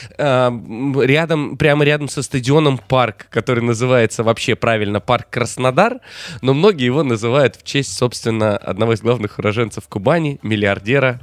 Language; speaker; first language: Russian; native; Russian